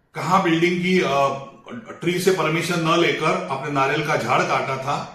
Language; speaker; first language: Hindi; non-native, local second language; Marathi